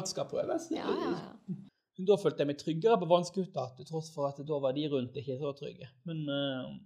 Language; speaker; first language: Norwegian; native; Norwegian